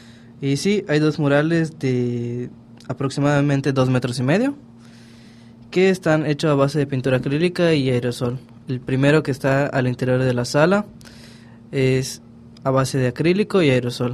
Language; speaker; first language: Spanish; native; Spanish